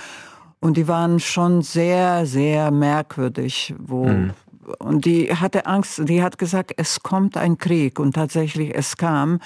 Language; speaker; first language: German; non-native, fluent; Croatian